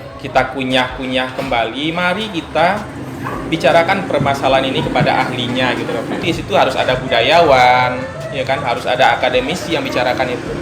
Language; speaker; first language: Indonesian; non-native, local second language; Minangkabau